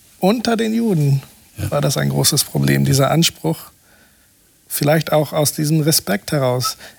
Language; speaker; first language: German; non-native, fluent; Portuguese